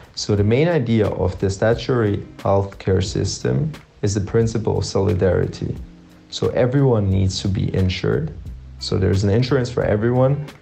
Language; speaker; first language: English; non-native, fluent; German